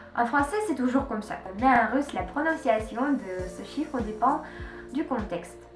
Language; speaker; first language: French; non-native, learner; Russian